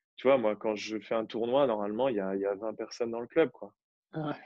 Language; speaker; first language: French; native; French